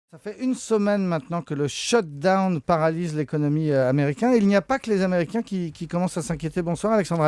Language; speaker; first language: French; native; French